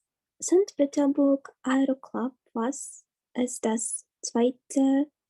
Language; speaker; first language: German; non-native, learner; Ukrainian